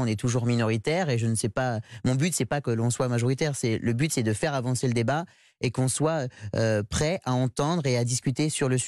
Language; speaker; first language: French; native; French